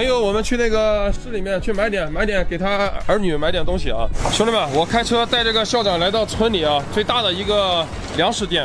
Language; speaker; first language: Chinese; native; Chinese